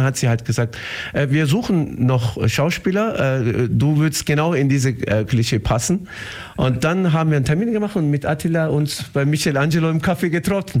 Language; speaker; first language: German; early bilingual, other home language; Turkish